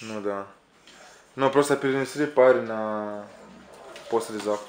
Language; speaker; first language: Russian; non-native, learner; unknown